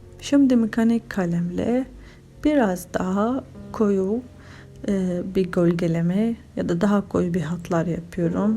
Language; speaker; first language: Turkish; non-native, fluent; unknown